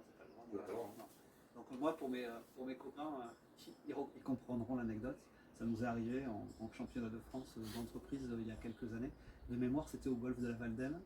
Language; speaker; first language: French; native; French